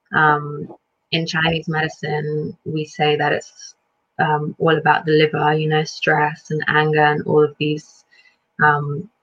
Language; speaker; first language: English; early bilingual, other home language; Lithuanian